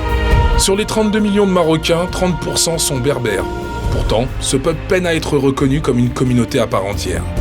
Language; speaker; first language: French; native; French